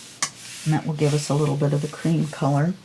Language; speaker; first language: English; native; English